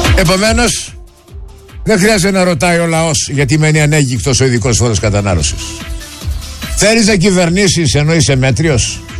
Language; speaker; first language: Greek; native; Greek